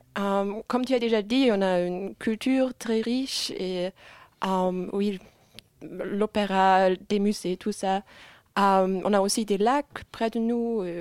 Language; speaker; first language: French; non-native, fluent; German